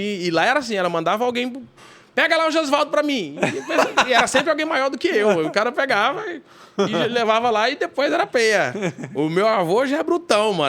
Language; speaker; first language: Portuguese; native; Portuguese